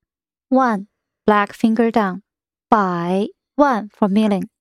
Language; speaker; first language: English; non-native, fluent; Chinese